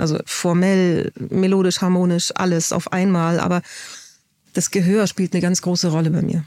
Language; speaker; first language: German; native; German